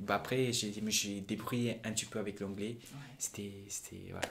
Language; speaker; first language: French; non-native, fluent; Punjabi